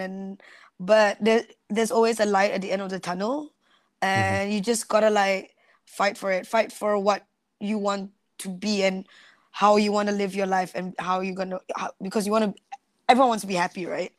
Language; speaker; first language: English; non-native, local second language; Malay